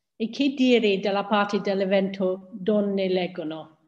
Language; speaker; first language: Italian; non-native, fluent; English